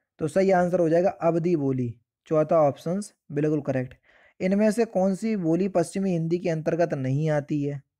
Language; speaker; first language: Hindi; native; Hindi